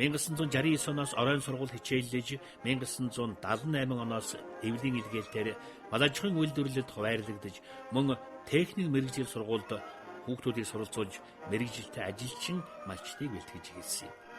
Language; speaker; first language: Mongolian; native; Mongolian